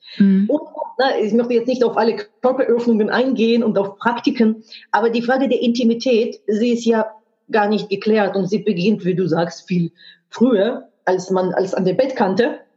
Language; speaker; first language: German; non-native, fluent; Russian